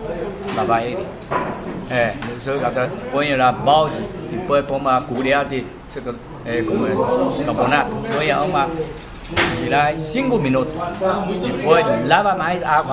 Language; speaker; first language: Portuguese; non-native, learner; Chinese